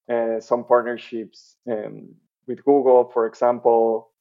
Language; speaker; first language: English; non-native, fluent; Spanish